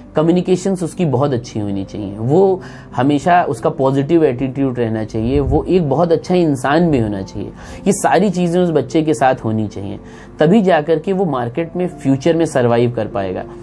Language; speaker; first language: Hindi; native; Hindi